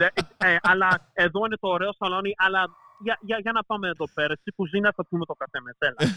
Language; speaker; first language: Greek; early bilingual, heritage; Greek